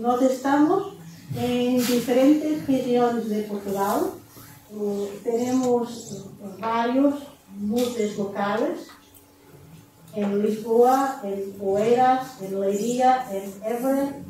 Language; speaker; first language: Spanish; non-native, learner; Portuguese